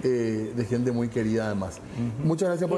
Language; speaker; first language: Spanish; native; Spanish